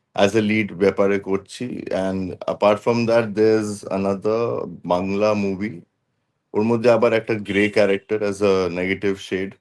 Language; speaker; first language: Bangla; non-native, local second language; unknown